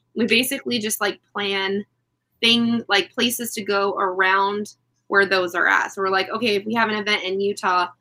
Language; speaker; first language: English; native; English